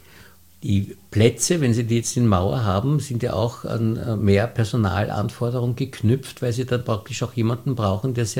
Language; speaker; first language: German; native; German